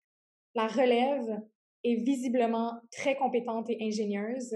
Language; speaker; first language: French; native; French